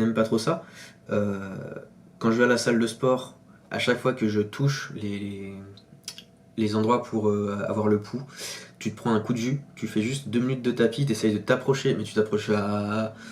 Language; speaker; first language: French; native; French